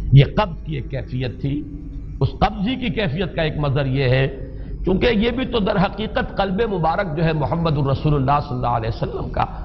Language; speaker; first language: Urdu; native; Urdu